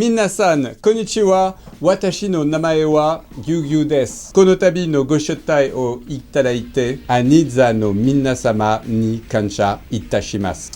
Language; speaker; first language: Japanese; non-native, learner; French